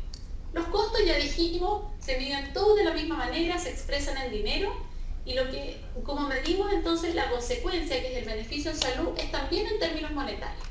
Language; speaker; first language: Spanish; native; Spanish